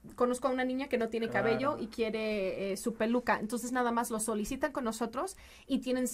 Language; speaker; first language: Spanish; non-native, fluent; English